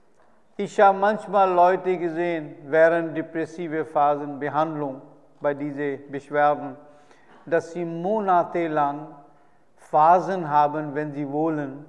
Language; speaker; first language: German; non-native, fluent; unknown